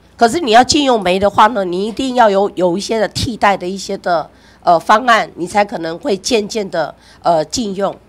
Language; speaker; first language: Chinese; native; Chinese